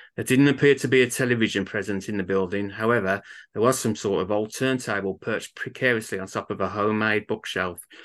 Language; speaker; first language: English; native; English